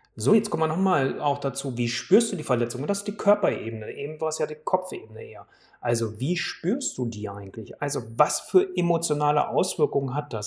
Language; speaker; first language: German; native; German